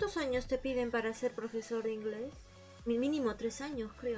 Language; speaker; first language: Spanish; native; Spanish